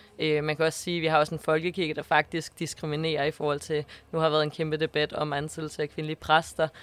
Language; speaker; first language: Danish; native; Danish